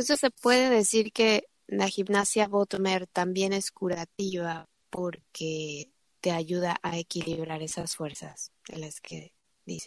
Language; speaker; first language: Spanish; native; Spanish